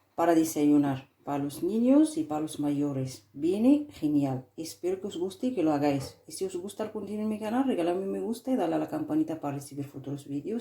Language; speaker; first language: Spanish; non-native, fluent; Arabic